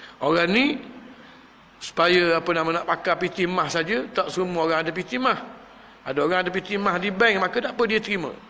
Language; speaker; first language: Malay; native; Malay